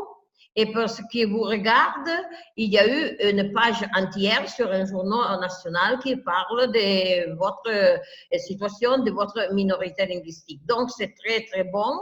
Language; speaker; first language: French; non-native, fluent; Italian